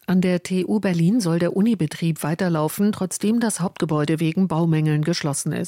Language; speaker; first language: German; native; German